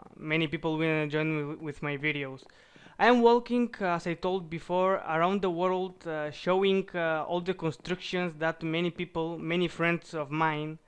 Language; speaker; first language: English; non-native, learner; Bulgarian